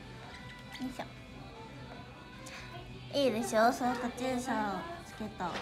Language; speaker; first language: Japanese; native; Japanese